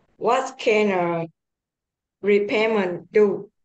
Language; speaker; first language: English; non-native, learner; Vietnamese